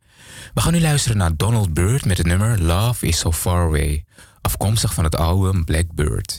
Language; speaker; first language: Dutch; native; Dutch